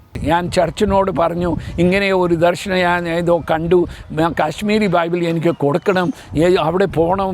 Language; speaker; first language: Malayalam; early bilingual, heritage; Malayalam